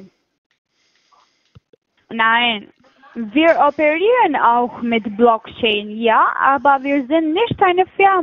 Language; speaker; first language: German; non-native, fluent; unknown